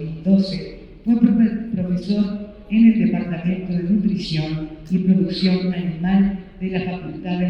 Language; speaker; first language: Spanish; native; Spanish